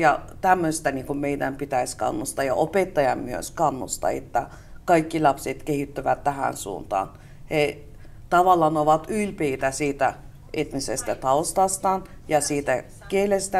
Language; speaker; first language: Finnish; non-native, fluent; Turkish